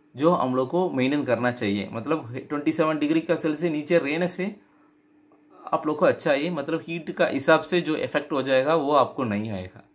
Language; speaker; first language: Hindi; non-native, local second language; Tamil